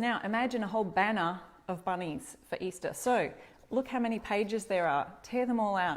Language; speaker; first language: English; native; English